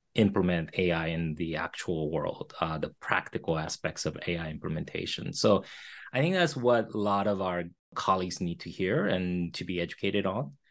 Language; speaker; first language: English; early bilingual, other home language; Korean